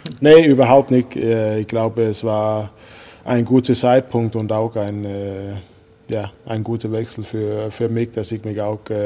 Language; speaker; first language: German; non-native, fluent; Danish